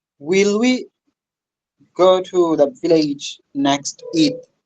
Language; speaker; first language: English; non-native, local second language; Bangla